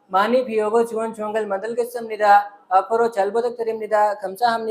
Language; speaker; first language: Korean; non-native, learner; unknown